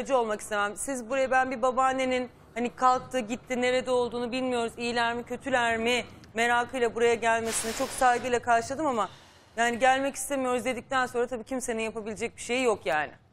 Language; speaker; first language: Turkish; native; Turkish